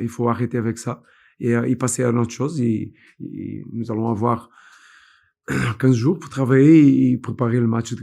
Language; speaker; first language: French; non-native, fluent; Portuguese